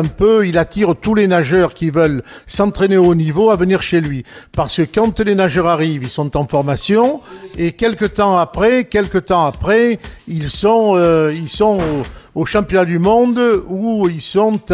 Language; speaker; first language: French; native; French